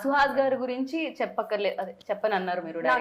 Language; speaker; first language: Telugu; native; Telugu